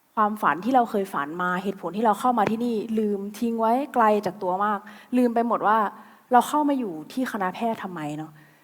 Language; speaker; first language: Thai; native; Thai